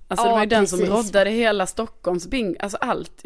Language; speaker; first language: Swedish; native; Swedish